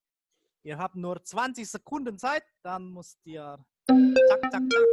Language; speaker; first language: German; non-native, fluent; Indonesian